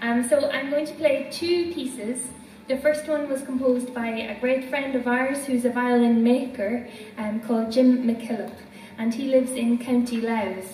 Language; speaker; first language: English; native; English